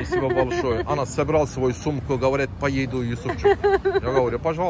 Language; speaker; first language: Russian; non-native, learner; Turkish